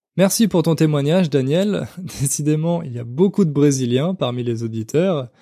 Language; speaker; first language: French; native; French